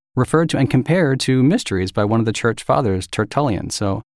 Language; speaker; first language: English; native; English